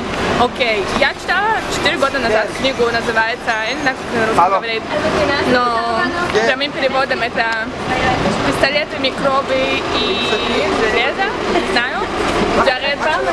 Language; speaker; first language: Russian; early bilingual, heritage; Russian